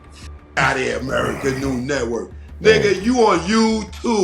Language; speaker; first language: English; native; English